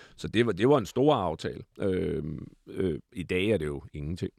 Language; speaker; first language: Danish; native; Danish